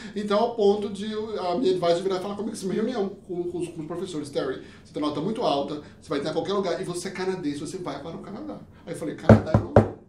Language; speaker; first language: Portuguese; early bilingual, heritage; Portuguese